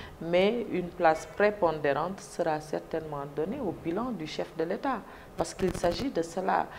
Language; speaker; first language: French; non-native, local second language; Wolof